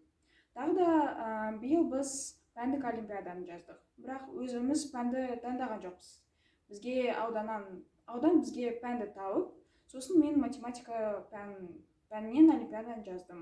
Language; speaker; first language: Kazakh; non-native, local second language; Russian